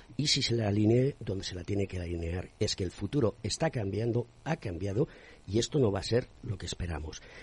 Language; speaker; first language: Spanish; native; Spanish